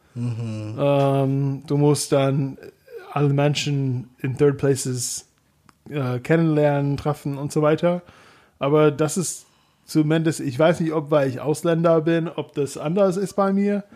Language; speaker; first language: German; non-native, fluent; English